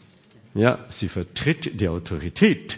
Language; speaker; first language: German; non-native, fluent; Korean